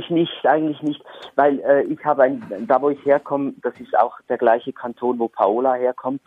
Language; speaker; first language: German; native; German